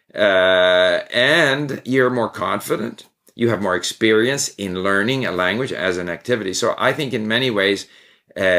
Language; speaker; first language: English; native; English